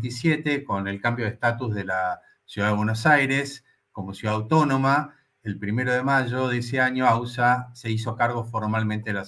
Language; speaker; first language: Spanish; native; Spanish